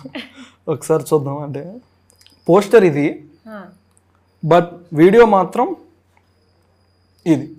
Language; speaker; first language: Telugu; native; Telugu